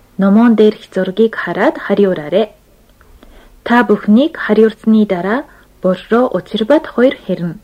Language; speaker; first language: Mongolian; non-native, fluent; Japanese